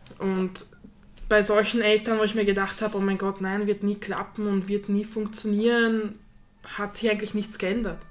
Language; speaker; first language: German; early bilingual, other home language; Slovak